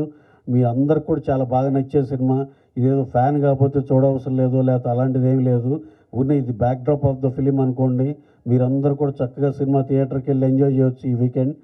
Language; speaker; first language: Telugu; native; Telugu